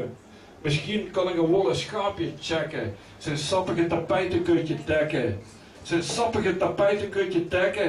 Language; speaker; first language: Dutch; native; Dutch